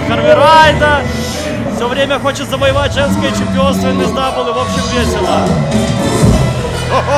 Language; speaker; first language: Russian; native; Russian